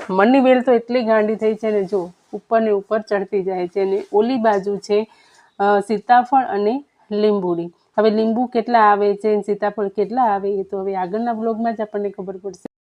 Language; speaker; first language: Gujarati; non-native, local second language; Kachhi